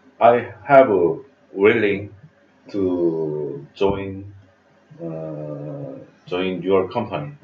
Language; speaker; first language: English; non-native, learner; Korean